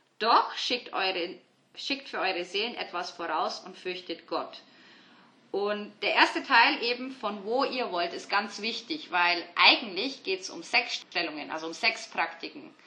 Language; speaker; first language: German; early bilingual, other home language; Turkish